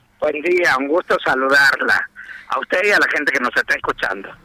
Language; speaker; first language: Spanish; native; Spanish